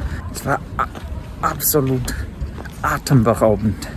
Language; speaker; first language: German; non-native, fluent; English